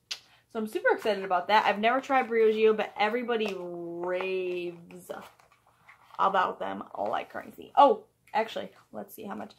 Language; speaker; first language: English; native; English